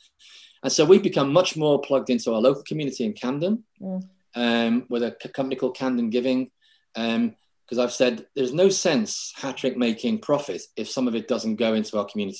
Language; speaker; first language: English; native; English